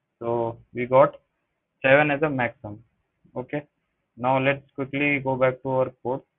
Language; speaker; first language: English; non-native, local second language; Hindi